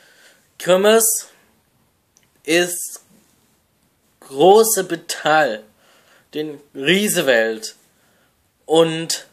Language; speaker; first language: German; non-native, learner; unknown